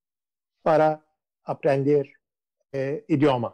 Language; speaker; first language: Spanish; non-native, learner; Turkish